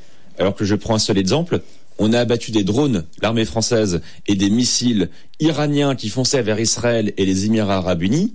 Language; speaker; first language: French; native; French